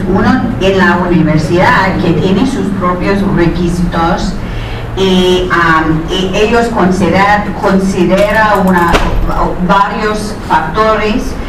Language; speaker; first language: Spanish; non-native, fluent; English